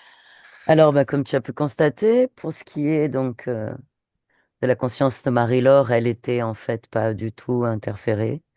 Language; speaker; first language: French; native; French